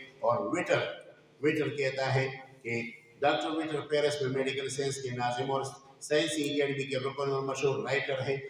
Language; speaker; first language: Urdu; non-native, local second language; Pashto